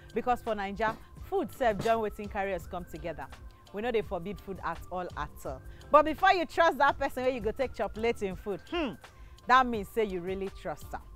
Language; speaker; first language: Nigerian Pidgin; native; Nigerian Pidgin